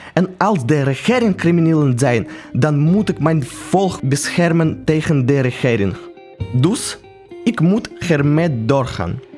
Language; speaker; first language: Dutch; non-native, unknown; Russian